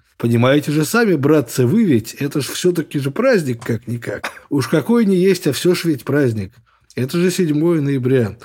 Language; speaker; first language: Russian; native; Russian